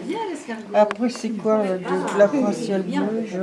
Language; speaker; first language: French; native; French